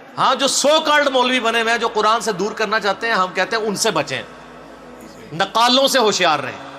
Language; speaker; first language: Urdu; non-native, local second language; Punjabi